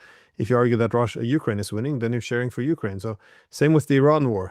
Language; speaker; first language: English; non-native, fluent; Norwegian